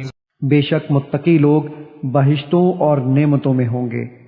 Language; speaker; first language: Urdu; native; Urdu